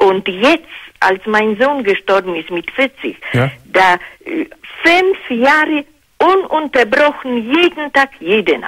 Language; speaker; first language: German; non-native, fluent; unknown